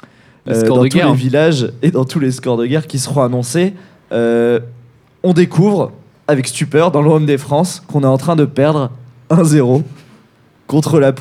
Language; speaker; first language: French; native; French